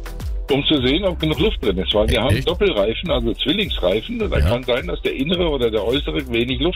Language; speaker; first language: German; native; German